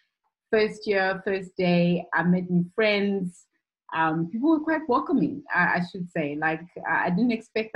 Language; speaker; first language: English; non-native, local second language; Shona